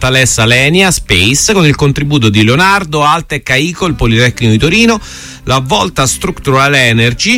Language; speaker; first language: Italian; native; Italian